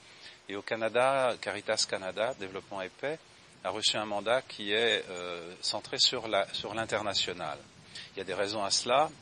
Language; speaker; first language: French; native; French